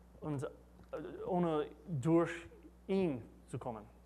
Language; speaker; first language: German; non-native, learner; English